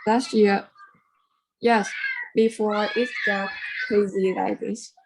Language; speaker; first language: English; non-native, learner; Vietnamese